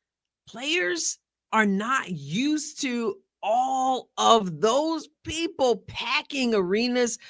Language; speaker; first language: English; native; English